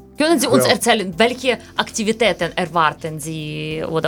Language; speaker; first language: German; non-native, learner; Ukrainian